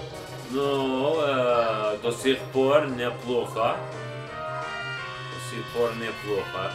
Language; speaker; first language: Russian; non-native, learner; English